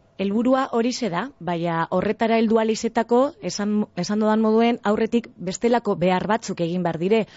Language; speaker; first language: Basque; native; Basque